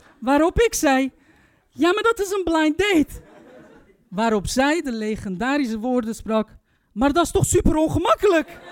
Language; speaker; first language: Dutch; early bilingual, other home language; Turkish